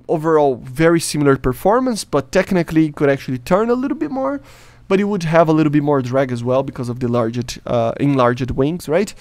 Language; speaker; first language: English; non-native, fluent; Portuguese